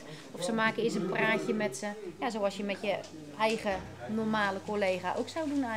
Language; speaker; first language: Dutch; native; Dutch